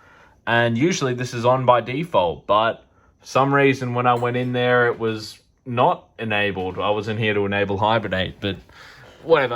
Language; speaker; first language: English; native; English